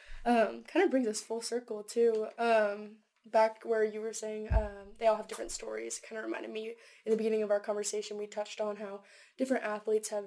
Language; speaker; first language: English; native; English